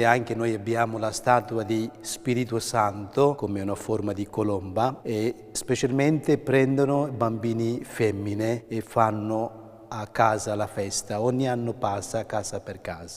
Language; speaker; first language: Italian; non-native, fluent; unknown